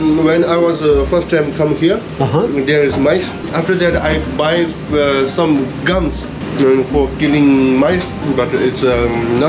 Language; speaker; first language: English; non-native, learner; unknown